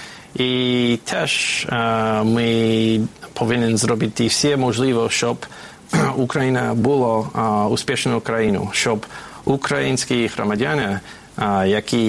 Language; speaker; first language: Ukrainian; non-native, fluent; English